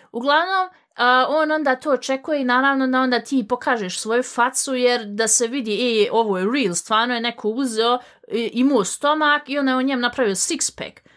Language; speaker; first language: Bosnian; early bilingual, heritage; Bosnian